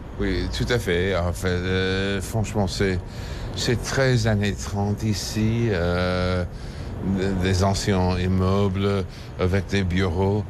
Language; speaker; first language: French; non-native, fluent; English